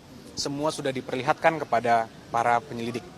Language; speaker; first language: Indonesian; native; Indonesian